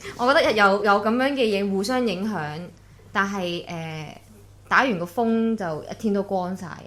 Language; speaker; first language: Cantonese; native; Cantonese